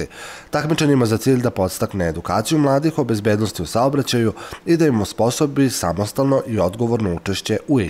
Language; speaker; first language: Serbian; native; Serbian